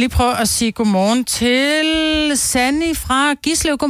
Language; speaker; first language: Danish; native; Danish